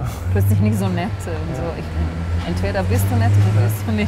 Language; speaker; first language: German; non-native, fluent; Serbian